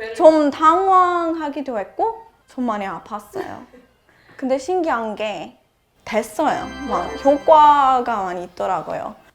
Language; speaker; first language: Korean; non-native, fluent; English